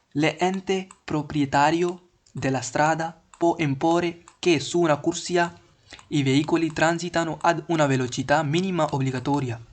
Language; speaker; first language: Italian; non-native, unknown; Hindi